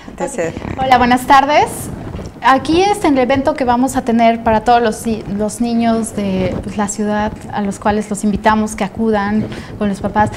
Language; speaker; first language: Spanish; native; Spanish